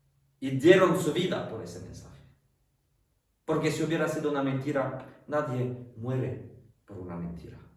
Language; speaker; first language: Spanish; non-native, fluent; French